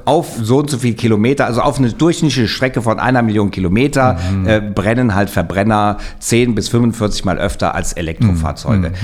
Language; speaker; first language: German; native; German